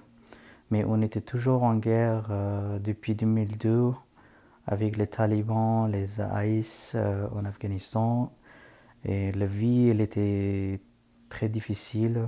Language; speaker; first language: French; non-native, fluent; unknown